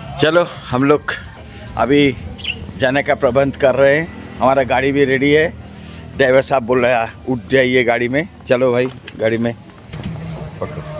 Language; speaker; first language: Hindi; non-native, local second language; Bangla